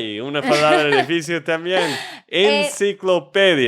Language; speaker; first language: Spanish; non-native, fluent; English